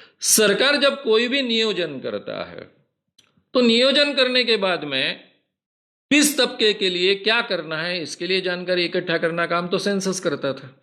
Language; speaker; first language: Hindi; non-native, local second language; Marathi